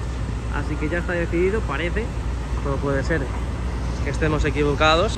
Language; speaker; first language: Spanish; native; Spanish